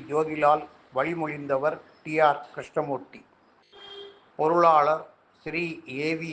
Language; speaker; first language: Tamil; non-native, local second language; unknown